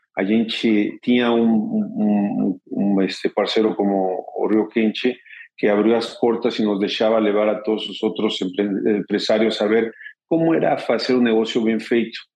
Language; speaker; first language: Portuguese; non-native, fluent; Spanish